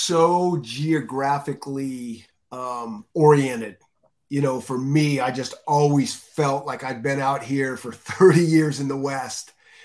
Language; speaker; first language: English; native; English